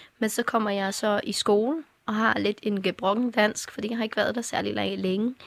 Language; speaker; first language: Danish; early bilingual, other home language; Persian